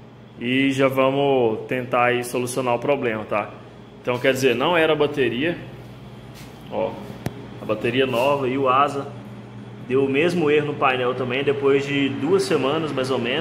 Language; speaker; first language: Portuguese; native; Portuguese